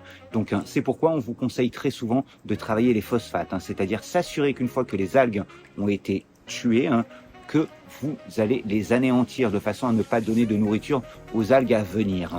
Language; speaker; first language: French; native; French